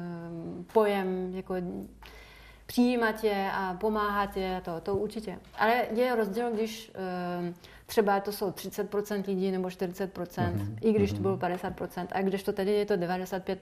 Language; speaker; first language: Czech; non-native, fluent; French